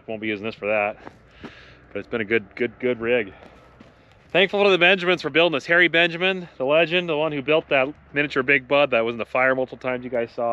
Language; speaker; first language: English; native; English